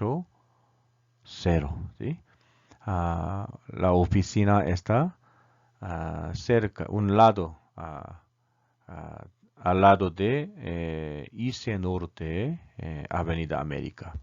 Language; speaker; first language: Spanish; non-native, learner; Korean